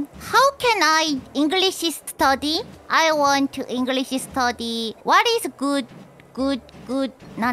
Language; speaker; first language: English; non-native, learner; Korean